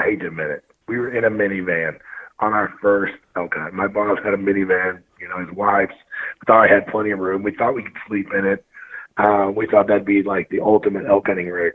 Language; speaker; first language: English; native; English